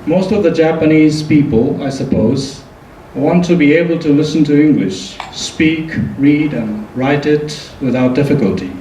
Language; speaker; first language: English; non-native, fluent; Japanese